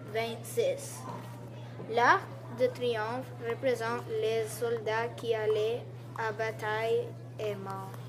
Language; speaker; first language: French; non-native, learner; English